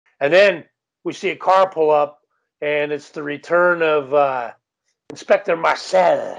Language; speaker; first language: English; native; English